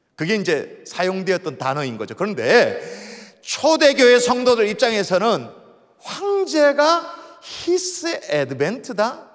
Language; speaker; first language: Korean; native; Korean